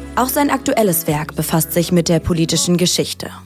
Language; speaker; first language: German; native; German